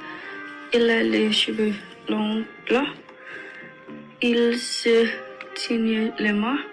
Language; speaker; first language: French; non-native, learner; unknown